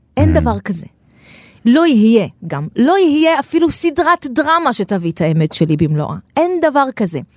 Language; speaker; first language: Hebrew; non-native, local second language; Arabic